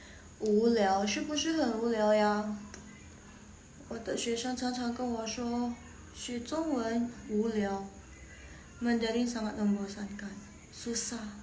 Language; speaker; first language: Chinese; non-native, fluent; Indonesian